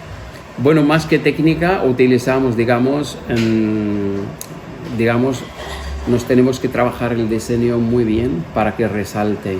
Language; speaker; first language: Spanish; non-native, fluent; Arabic